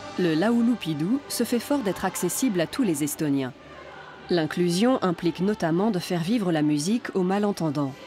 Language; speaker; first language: French; native; French